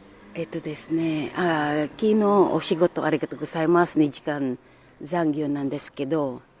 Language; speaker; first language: Japanese; non-native, learner; Filipino